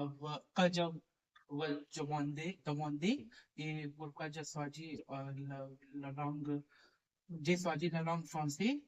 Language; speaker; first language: French; non-native, learner; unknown